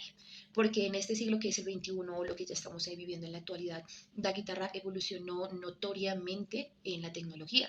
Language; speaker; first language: Spanish; native; Spanish